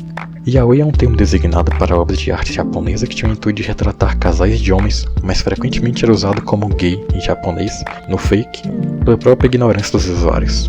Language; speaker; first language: Portuguese; native; Portuguese